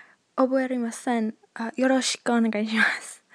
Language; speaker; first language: Japanese; non-native, learner; English